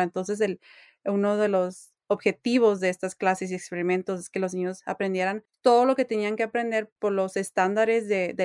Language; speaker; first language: Spanish; early bilingual, heritage; English